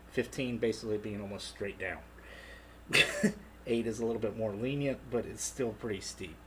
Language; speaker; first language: English; native; English